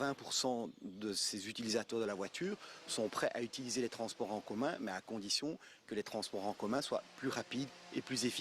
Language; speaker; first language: French; native; French